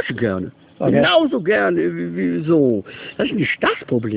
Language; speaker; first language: German; non-native, local second language; Luxembourgish